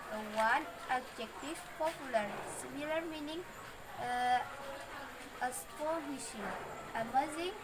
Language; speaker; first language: English; non-native, learner; Indonesian